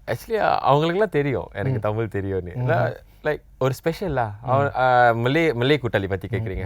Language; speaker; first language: Tamil; non-native, local second language; Malay